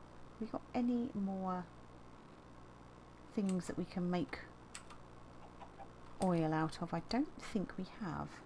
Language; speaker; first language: English; native; English